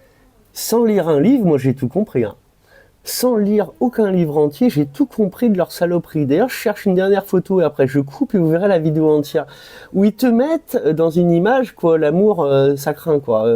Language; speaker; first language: French; native; French